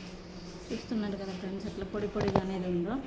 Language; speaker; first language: Telugu; native; Telugu